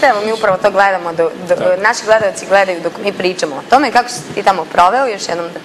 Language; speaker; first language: Croatian; native; Croatian